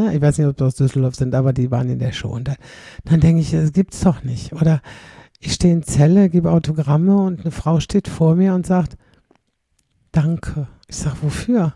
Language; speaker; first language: German; native; German